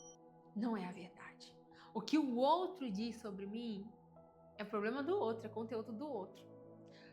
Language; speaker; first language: Portuguese; native; Portuguese